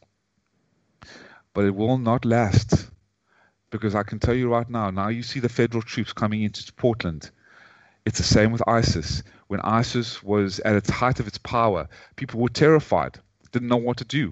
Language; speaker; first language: English; native; English